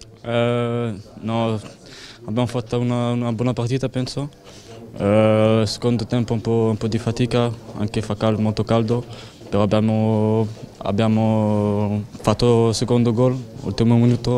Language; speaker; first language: Italian; non-native, learner; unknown